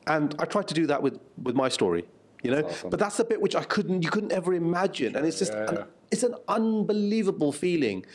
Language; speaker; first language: English; native; English